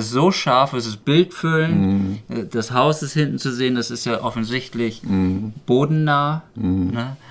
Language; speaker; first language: German; native; German